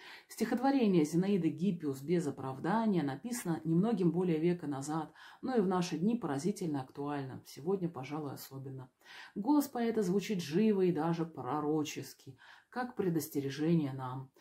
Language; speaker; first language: Russian; native; Russian